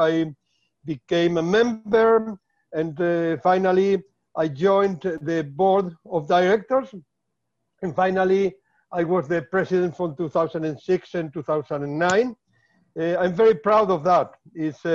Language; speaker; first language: English; non-native, fluent; Spanish